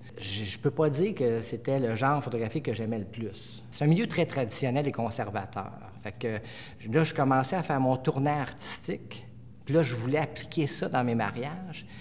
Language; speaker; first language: French; native; French